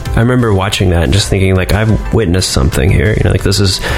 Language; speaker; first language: English; native; English